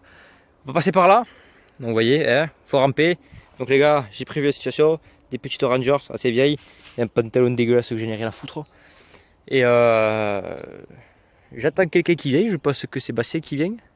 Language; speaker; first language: French; native; French